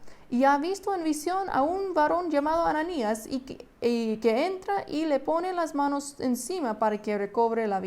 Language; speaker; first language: Spanish; non-native, fluent; English